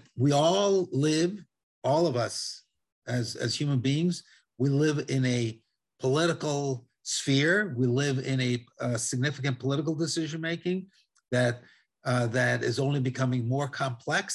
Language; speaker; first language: English; non-native, fluent; Italian